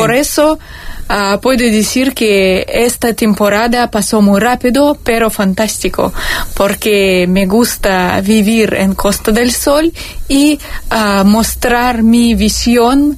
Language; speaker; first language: Spanish; non-native, fluent; Russian